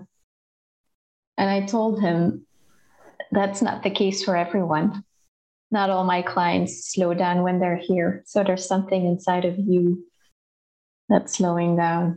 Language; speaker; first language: English; non-native, fluent; Dutch